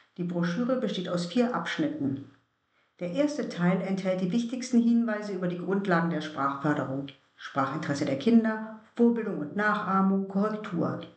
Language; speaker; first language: German; native; German